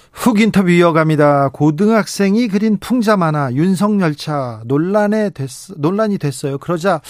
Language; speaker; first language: Korean; native; Korean